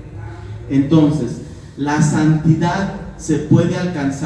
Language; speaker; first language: Spanish; native; Spanish